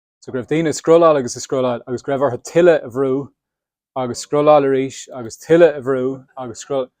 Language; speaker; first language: Irish; native; Irish